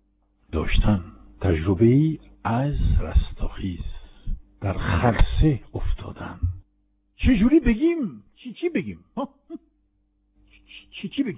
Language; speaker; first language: Persian; non-native, fluent; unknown